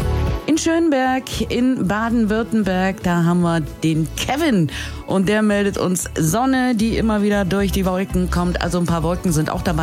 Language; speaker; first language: German; native; German